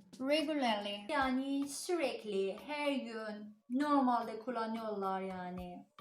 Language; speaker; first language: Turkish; non-native, learner; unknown